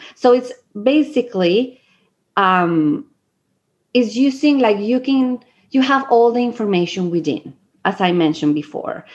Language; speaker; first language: English; non-native, fluent; Spanish